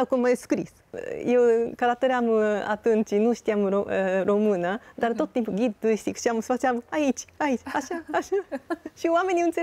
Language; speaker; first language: Romanian; non-native, fluent; Japanese